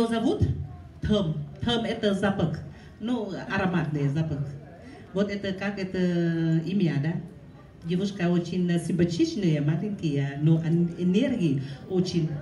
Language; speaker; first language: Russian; non-native, learner; Vietnamese